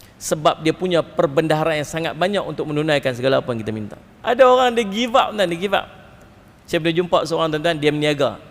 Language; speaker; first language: Malay; native; Malay